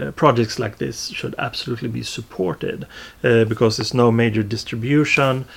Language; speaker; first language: English; non-native, fluent; Swedish